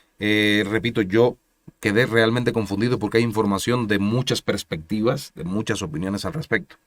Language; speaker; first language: Spanish; native; Spanish